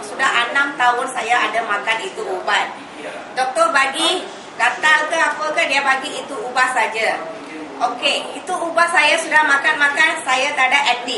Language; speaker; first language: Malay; non-native, local second language; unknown